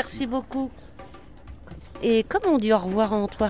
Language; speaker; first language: French; native; French